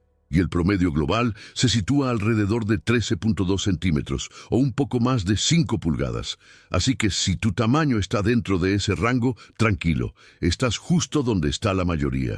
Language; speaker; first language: Spanish; native; Spanish